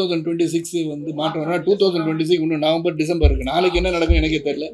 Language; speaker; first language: Tamil; native; Tamil